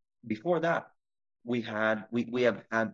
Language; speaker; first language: English; non-native, fluent; Hebrew